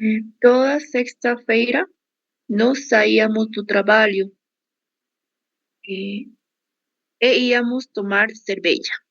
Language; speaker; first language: Portuguese; non-native, learner; Spanish